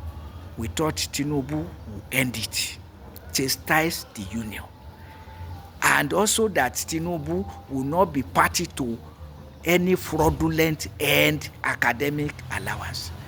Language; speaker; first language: English; non-native, local second language; Yoruba